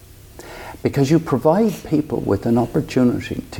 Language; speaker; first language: English; native; English